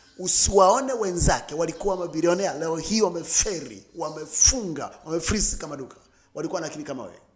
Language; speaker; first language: Swahili; native; Swahili